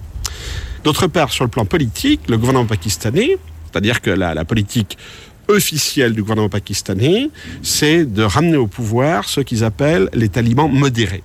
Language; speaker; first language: French; native; French